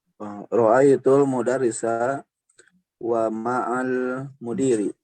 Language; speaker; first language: Arabic; non-native, learner; Indonesian